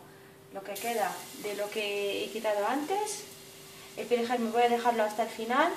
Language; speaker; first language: Spanish; non-native, fluent; Arabic